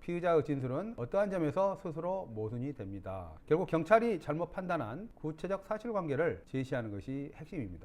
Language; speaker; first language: Korean; native; Korean